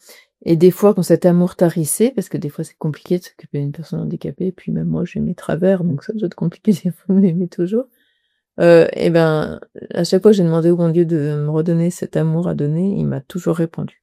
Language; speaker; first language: French; native; French